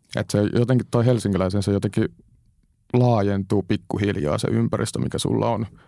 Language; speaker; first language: Finnish; native; Finnish